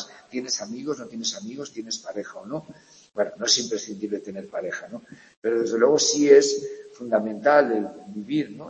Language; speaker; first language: Spanish; native; Spanish